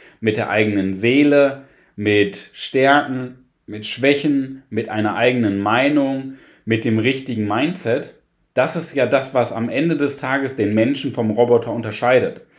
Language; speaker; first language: German; native; German